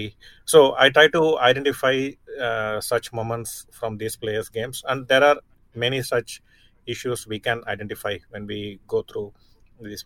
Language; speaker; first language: English; non-native, local second language; Tamil